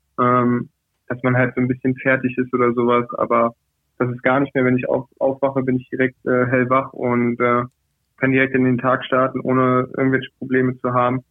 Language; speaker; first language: German; early bilingual, other home language; Portuguese